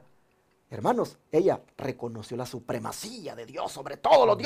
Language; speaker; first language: Spanish; native; Spanish